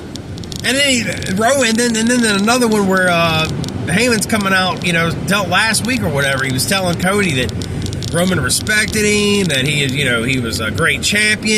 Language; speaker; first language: English; native; English